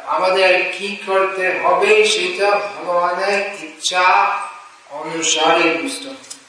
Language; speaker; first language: Bangla; non-native, fluent; English